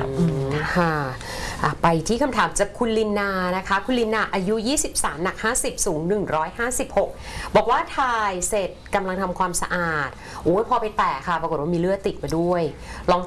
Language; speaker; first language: Thai; native; Thai